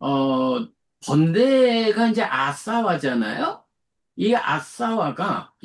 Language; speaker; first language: Korean; native; Korean